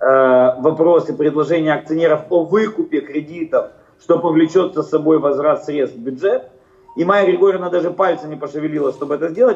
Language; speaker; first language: Russian; native; Russian